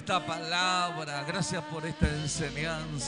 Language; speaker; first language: Spanish; native; Spanish